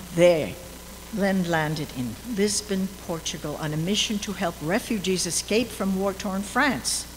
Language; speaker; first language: English; native; English